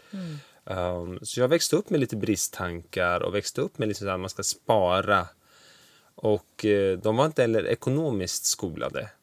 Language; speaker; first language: Swedish; early bilingual, other home language; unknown